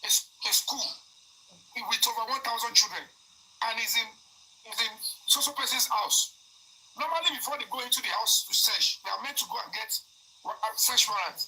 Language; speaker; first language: English; non-native, local second language; Yoruba